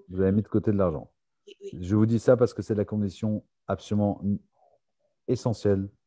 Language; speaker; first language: French; native; French